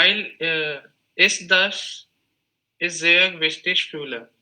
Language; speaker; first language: German; non-native, learner; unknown